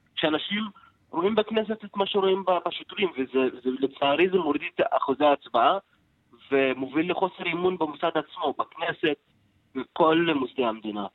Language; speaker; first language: Hebrew; non-native, local second language; Arabic